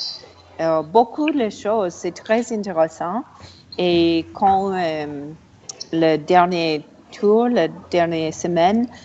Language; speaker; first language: French; non-native, learner; English